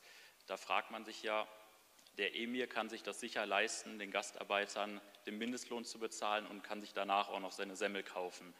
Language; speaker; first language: German; native; German